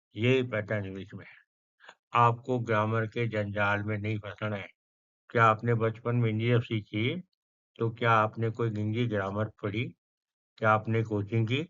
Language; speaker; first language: Hindi; non-native, local second language; Punjabi